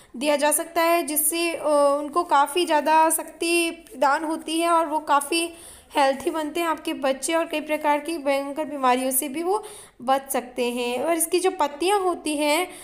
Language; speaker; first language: Hindi; native; Hindi